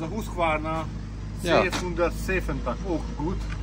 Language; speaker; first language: Dutch; native; Dutch